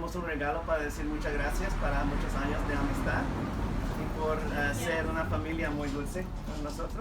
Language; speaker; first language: Spanish; non-native, learner; English